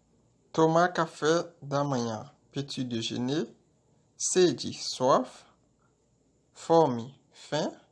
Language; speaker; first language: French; non-native, local second language; Haitian Creole